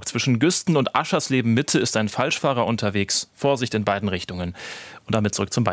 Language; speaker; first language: German; native; German